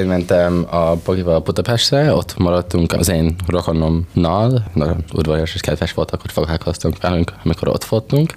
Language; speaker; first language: Hungarian; early bilingual, heritage; English